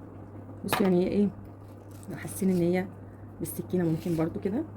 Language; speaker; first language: Arabic; native; Arabic